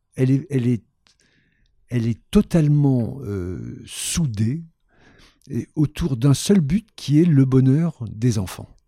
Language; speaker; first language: French; native; French